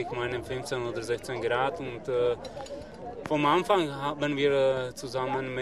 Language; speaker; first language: German; non-native, learner; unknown